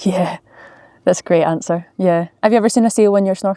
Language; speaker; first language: English; native; English